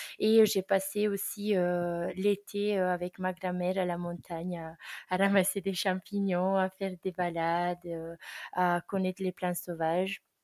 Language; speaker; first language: French; non-native, fluent; Italian